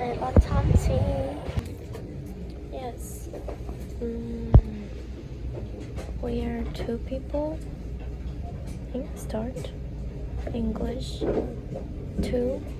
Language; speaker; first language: English; non-native, learner; Korean